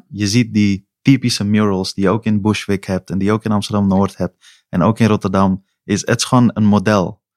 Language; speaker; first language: Dutch; early bilingual, other home language; Persian